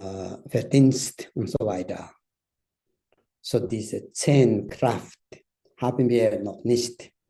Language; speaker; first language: German; non-native, learner; Tibetan